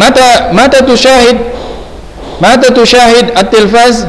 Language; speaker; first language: Arabic; non-native, fluent; Indonesian